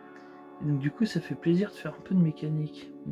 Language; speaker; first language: French; native; French